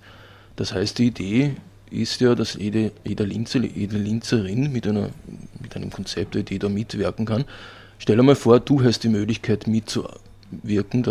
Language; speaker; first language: German; native; German